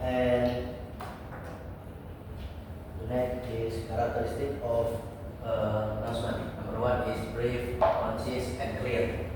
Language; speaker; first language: English; non-native, learner; Indonesian